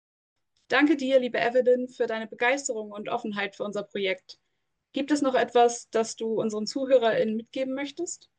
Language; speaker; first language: German; native; German